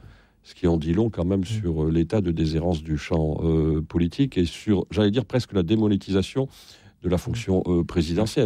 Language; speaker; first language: French; native; French